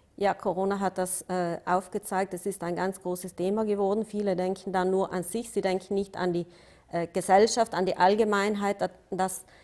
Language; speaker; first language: German; native; German